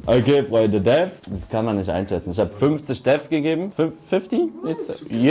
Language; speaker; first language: German; native; German